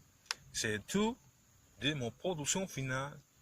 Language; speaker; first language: French; non-native, learner; Spanish